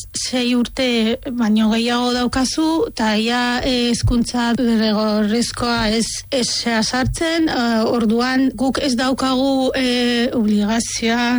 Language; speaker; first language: Basque; non-native, fluent; Arabic